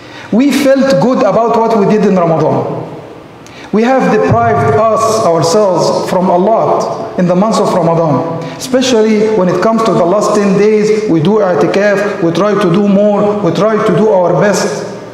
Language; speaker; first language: English; non-native, fluent; Arabic